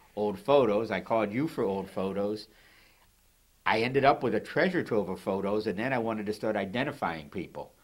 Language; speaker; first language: English; native; English